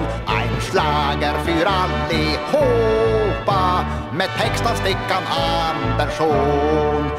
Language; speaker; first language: Swedish; native; Swedish